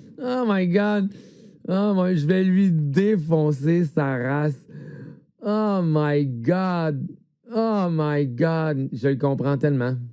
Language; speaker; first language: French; native; French